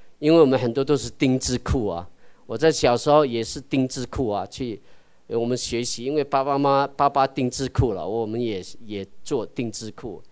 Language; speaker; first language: Chinese; native; Chinese